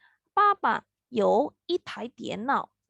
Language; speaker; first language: Chinese; non-native, fluent; Indonesian